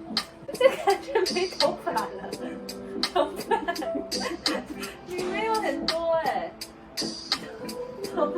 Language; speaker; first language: Chinese; early bilingual, heritage; Chinese